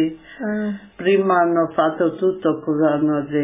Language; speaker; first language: Italian; non-native, local second language; German